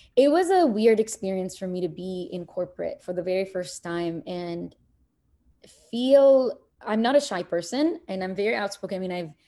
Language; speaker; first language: English; early bilingual, other home language; Arabic